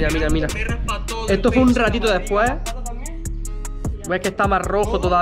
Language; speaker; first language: Spanish; native; Spanish